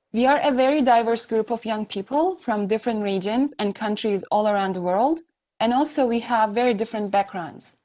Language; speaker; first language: English; non-native, fluent; Turkish